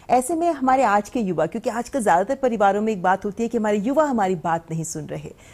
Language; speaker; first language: Hindi; native; Hindi